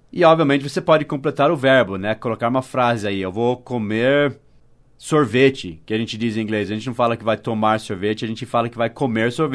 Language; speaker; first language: Portuguese; non-native, fluent; English